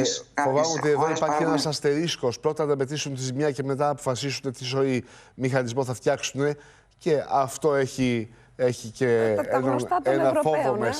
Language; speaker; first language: Greek; native; Greek